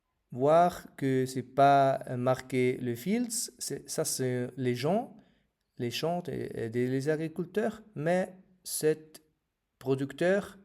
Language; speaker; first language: French; non-native, fluent; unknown